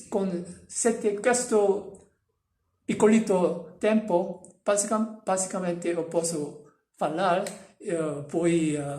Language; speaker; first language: Italian; non-native, learner; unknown